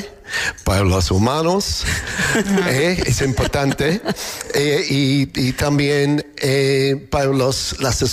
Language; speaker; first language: Spanish; non-native, learner; English